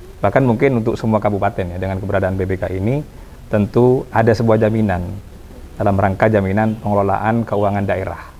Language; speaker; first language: Indonesian; non-native, local second language; Madurese